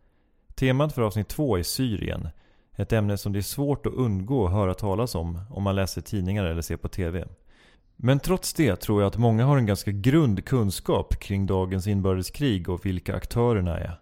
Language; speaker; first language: Swedish; native; Swedish